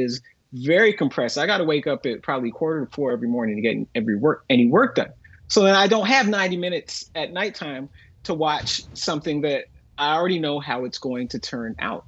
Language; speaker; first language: English; native; English